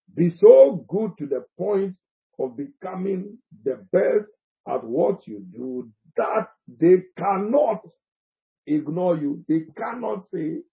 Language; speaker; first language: English; non-native, local second language; Akan